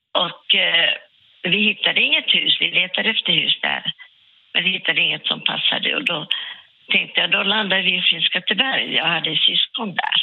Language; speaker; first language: Swedish; non-native, local second language; Finnish